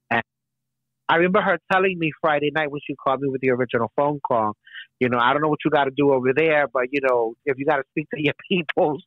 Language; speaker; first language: English; native; English